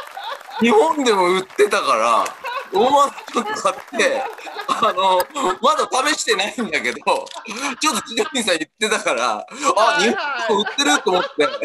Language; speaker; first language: Japanese; native; Japanese